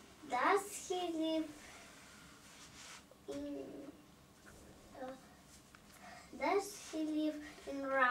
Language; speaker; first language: English; non-native, learner; Russian